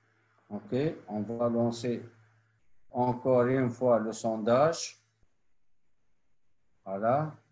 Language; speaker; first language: French; non-native, local second language; Arabic